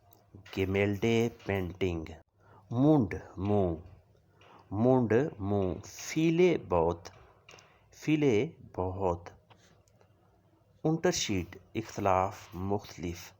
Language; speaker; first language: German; non-native, fluent; Urdu